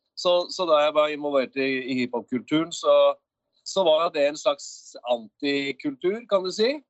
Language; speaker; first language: Norwegian; native; Norwegian